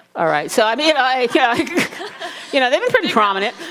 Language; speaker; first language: English; native; English